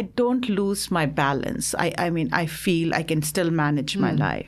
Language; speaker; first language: English; non-native, local second language; Assamese